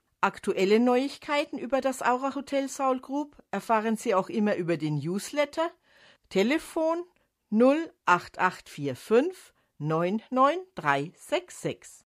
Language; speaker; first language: German; native; German